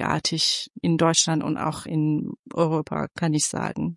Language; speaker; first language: German; non-native, fluent; Persian